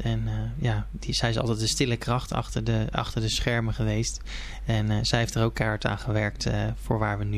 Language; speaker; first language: Dutch; native; Dutch